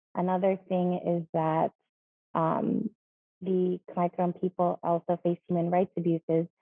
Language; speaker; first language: English; native; English